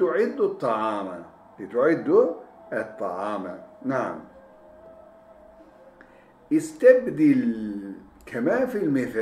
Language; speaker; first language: Arabic; non-native, fluent; Turkish